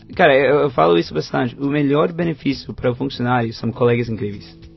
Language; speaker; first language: Portuguese; non-native, fluent; English